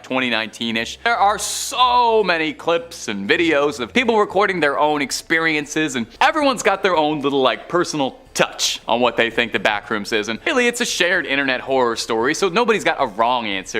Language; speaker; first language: English; native; English